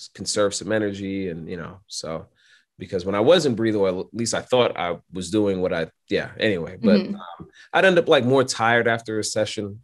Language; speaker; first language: English; native; English